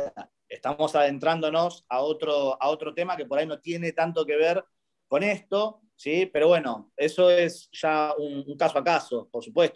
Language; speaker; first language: Spanish; native; Spanish